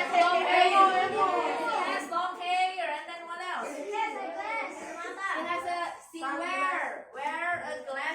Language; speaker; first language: English; non-native, learner; Indonesian